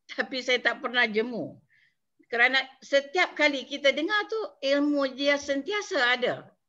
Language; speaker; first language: Malay; native; Malay